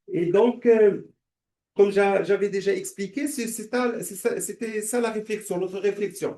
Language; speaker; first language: French; non-native, local second language; Arabic